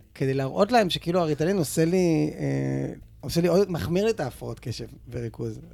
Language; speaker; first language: Hebrew; native; Hebrew